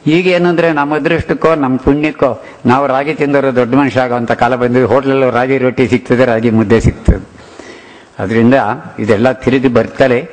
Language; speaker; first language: Kannada; non-native, local second language; Telugu